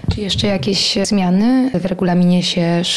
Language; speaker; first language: Polish; native; Polish